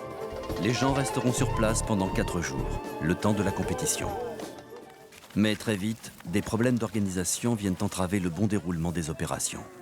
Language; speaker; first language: French; native; French